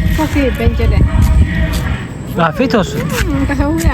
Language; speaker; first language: Turkish; non-native, fluent; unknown